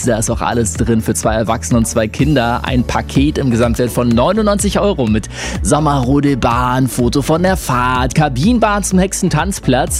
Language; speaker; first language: German; native; German